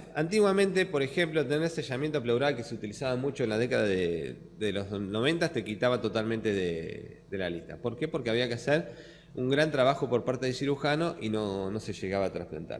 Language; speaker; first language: Spanish; native; Spanish